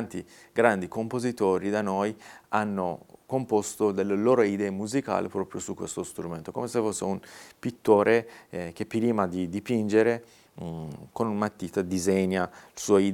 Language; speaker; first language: Italian; non-native, fluent; Persian